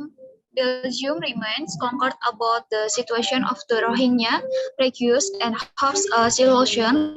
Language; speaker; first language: English; non-native, learner; Indonesian